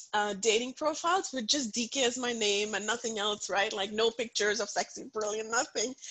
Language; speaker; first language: English; non-native, local second language; Punjabi